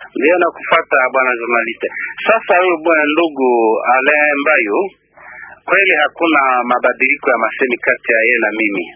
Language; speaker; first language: Swahili; non-native, local second language; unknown